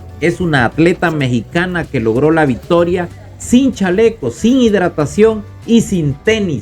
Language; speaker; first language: Spanish; native; Spanish